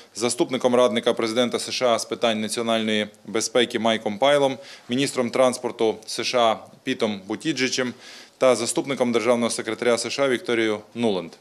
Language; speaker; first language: Ukrainian; native; Ukrainian